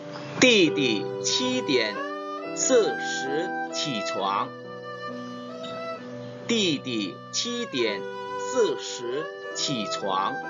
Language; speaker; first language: Chinese; non-native, fluent; Indonesian